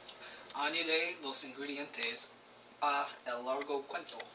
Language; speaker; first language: Spanish; non-native, learner; English